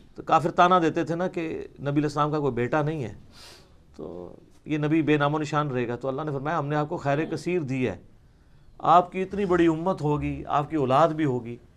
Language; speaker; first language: Urdu; non-native, local second language; Punjabi